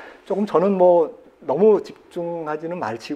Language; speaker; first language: Korean; native; Korean